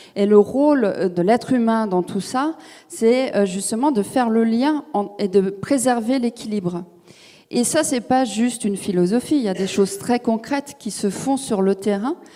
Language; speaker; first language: French; native; French